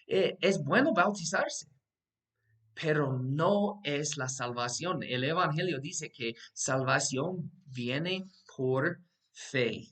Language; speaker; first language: Spanish; non-native, fluent; English